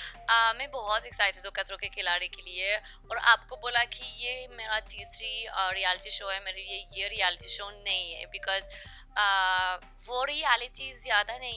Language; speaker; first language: Hindi; non-native, learner; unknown